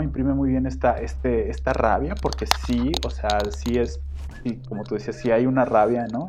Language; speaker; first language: Spanish; native; Spanish